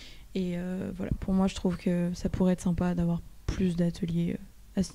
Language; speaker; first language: French; native; French